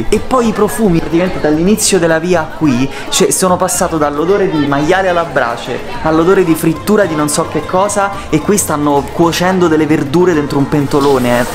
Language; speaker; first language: Italian; native; Italian